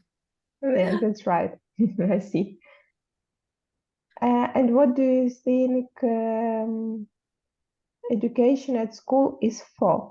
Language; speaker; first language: English; non-native, fluent; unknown